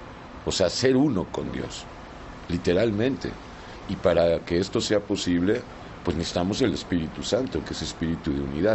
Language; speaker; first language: Spanish; native; Spanish